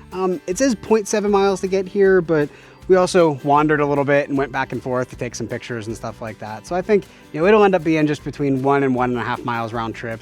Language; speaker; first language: English; native; English